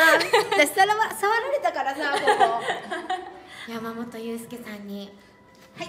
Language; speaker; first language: Japanese; native; Japanese